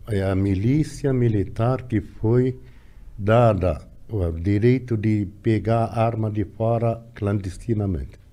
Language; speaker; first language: Portuguese; non-native, fluent; Arabic